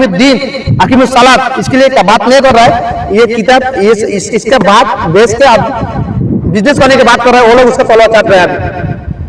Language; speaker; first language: Hindi; non-native, fluent; Bangla